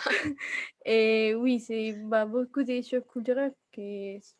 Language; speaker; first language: French; non-native, fluent; Spanish